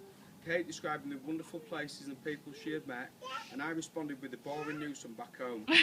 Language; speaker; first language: English; native; English